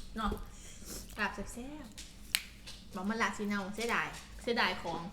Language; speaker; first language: Thai; non-native, local second language; Northeastern Thai